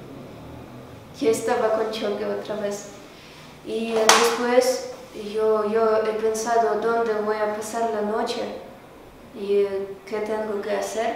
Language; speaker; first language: Spanish; non-native, learner; Ukrainian